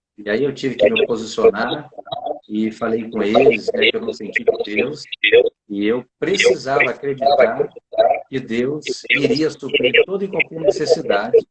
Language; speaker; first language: Portuguese; native; Portuguese